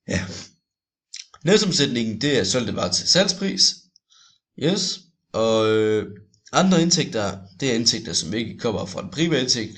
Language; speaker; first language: Danish; native; Danish